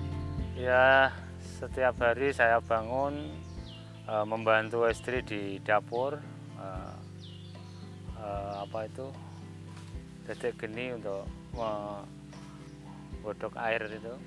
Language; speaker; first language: Indonesian; non-native, local second language; Javanese